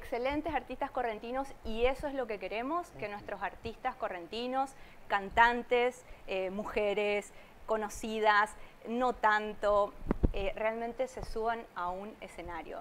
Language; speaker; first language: Spanish; native; Spanish